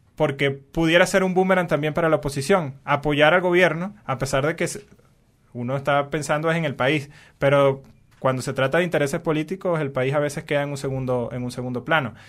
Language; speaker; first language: Spanish; native; Spanish